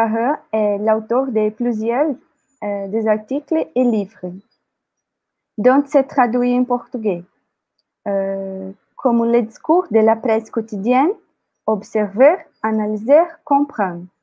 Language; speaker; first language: French; non-native, learner; Portuguese